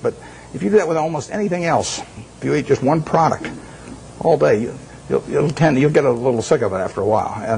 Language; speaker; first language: English; native; English